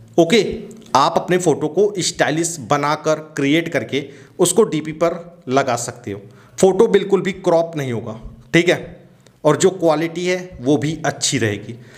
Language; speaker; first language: Hindi; native; Hindi